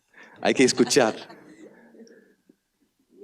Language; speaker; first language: Spanish; non-native, learner; Danish